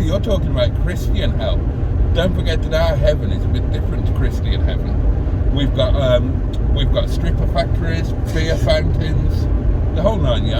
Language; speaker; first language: English; native; English